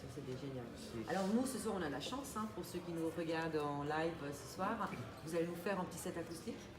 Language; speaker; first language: French; native; French